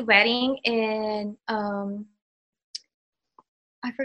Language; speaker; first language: English; non-native, local second language; Filipino